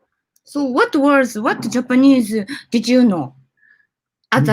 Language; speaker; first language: English; non-native, learner; Japanese